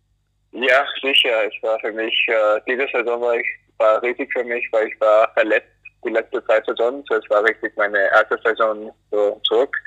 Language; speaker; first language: German; non-native, fluent; English